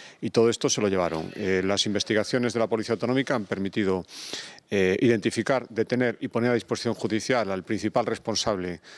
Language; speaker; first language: Spanish; native; Spanish